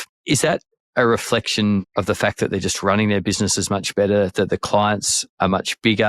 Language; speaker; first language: English; native; English